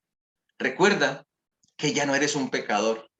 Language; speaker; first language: Spanish; native; Spanish